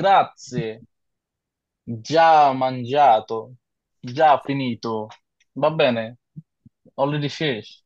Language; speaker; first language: Italian; non-native, fluent; Bangla